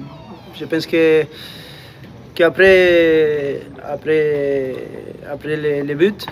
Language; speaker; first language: French; non-native, fluent; Spanish